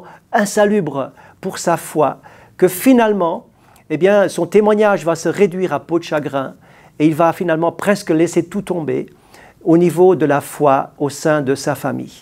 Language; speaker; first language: French; native; French